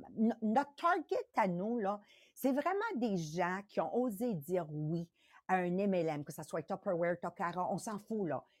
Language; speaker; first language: French; native; French